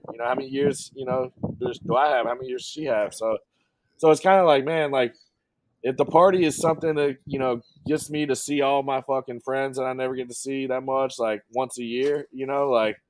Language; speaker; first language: English; native; English